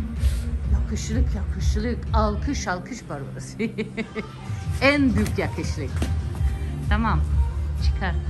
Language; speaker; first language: Turkish; non-native, learner; Russian